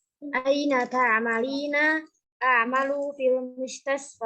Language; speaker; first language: Arabic; non-native, learner; Indonesian